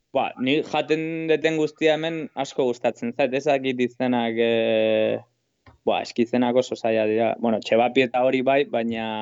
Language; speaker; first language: Basque; non-native, local second language; Spanish